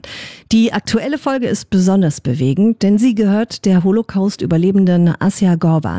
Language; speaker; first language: German; native; German